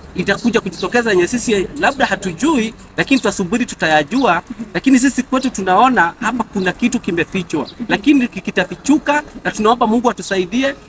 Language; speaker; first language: Swahili; non-native, local second language; Kikuyu